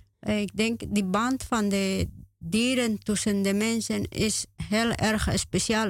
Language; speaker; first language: Dutch; non-native, learner; Spanish